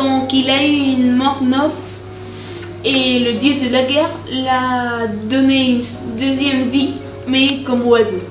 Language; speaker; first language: French; non-native, fluent; Spanish